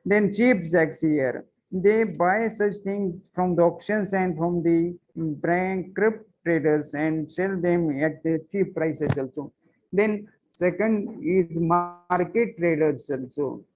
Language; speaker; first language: English; non-native, local second language; Marathi